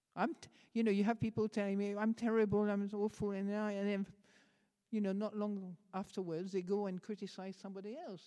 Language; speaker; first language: English; non-native, fluent; French